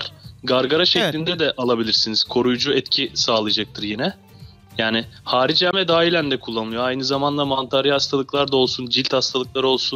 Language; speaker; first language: Turkish; native; Turkish